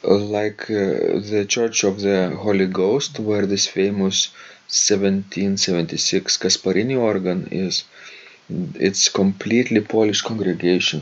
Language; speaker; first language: English; non-native, fluent; Lithuanian